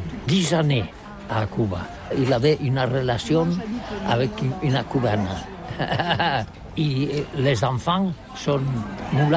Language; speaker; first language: French; non-native, learner; Catalan